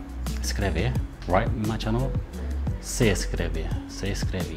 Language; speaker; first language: Portuguese; non-native, learner; English